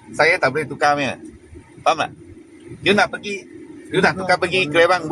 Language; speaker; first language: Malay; non-native, local second language; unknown